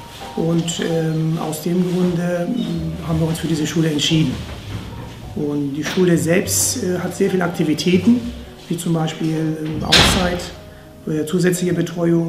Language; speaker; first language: German; early bilingual, other home language; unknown